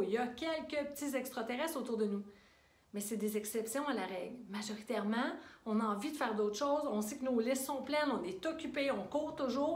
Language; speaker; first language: French; native; French